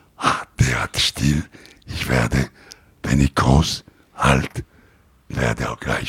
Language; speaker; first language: German; non-native, learner; Italian